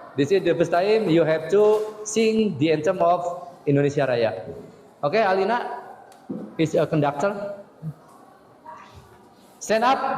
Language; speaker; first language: English; non-native, fluent; Indonesian